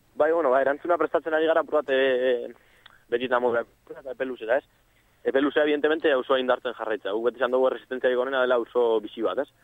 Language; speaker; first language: Basque; non-native, local second language; Spanish